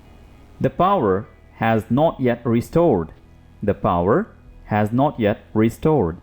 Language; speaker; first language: English; non-native, local second language; Urdu